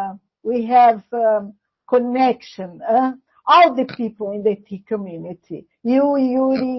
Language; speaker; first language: English; non-native, learner; Portuguese